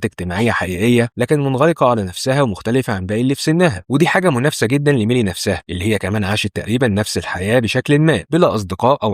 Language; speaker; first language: Arabic; native; Arabic